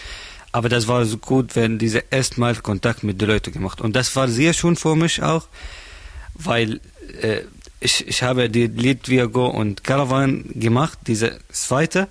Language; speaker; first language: German; non-native, learner; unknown